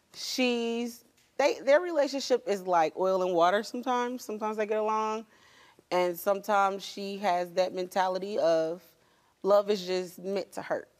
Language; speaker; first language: English; native; English